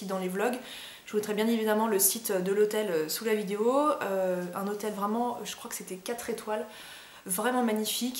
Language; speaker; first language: French; native; French